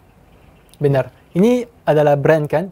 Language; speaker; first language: Indonesian; non-native, fluent; French